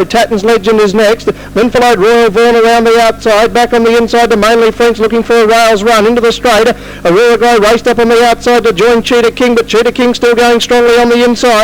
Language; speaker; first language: English; native; English